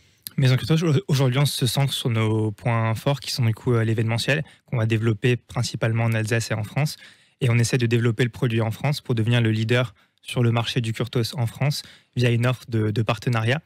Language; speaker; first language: French; native; French